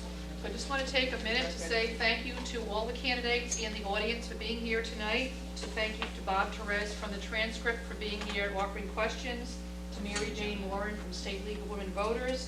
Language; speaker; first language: English; native; English